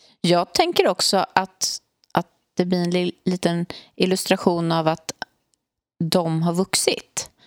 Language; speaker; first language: Swedish; native; Swedish